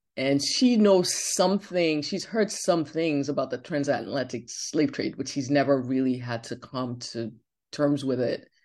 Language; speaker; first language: English; non-native, local second language; Yoruba